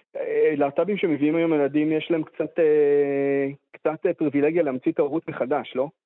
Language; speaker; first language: Hebrew; native; Hebrew